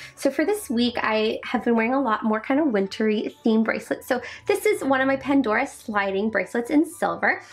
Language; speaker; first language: English; native; English